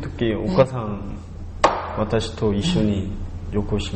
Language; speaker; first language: Japanese; non-native, learner; Korean